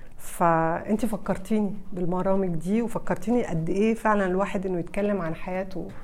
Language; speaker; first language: Arabic; early bilingual, heritage; Arabic